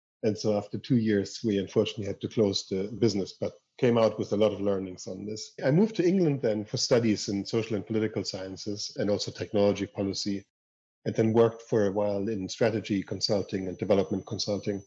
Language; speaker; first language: English; non-native, fluent; German